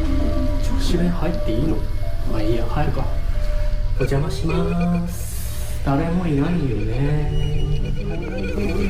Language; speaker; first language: Japanese; native; Japanese